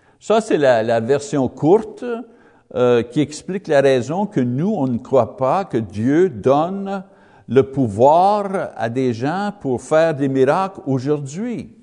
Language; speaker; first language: French; non-native, learner; English